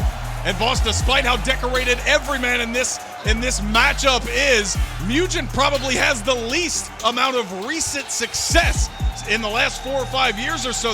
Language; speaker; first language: English; native; English